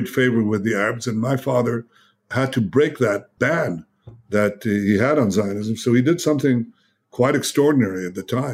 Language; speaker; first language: English; non-native, fluent; Hebrew